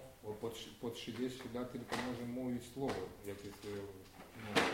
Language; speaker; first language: Polish; non-native, learner; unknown